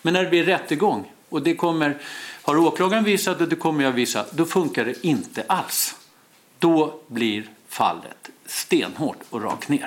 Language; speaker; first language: Swedish; native; Swedish